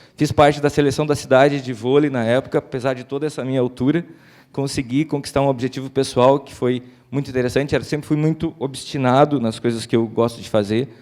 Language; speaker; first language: Portuguese; native; Portuguese